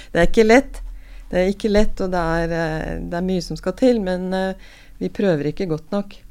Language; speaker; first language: Norwegian; native; Norwegian